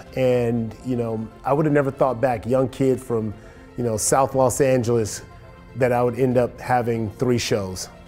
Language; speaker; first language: English; native; English